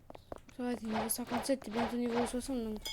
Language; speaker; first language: French; native; French